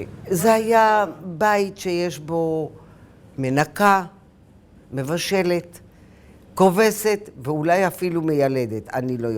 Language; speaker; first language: Hebrew; early bilingual, other home language; Arabic